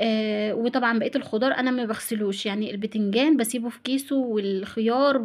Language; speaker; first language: Arabic; native; Arabic